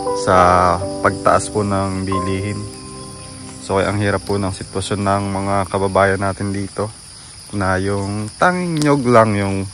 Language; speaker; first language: Filipino; non-native, local second language; Bikol